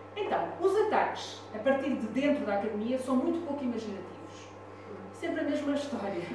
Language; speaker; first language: Portuguese; non-native, fluent; Italian